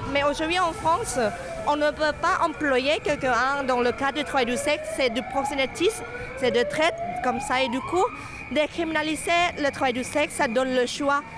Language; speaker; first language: French; non-native, fluent; Thai